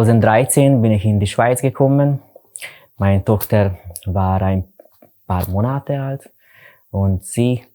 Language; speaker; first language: German; non-native, learner; Hungarian